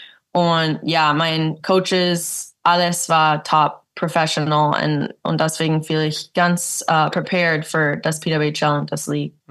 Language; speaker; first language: German; early bilingual, heritage; English